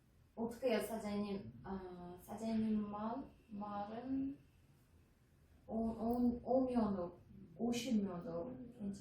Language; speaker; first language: Korean; non-native, learner; Uzbek